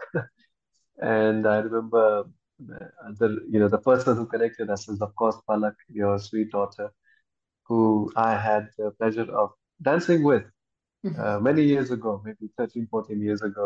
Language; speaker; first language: English; non-native, local second language; Hindi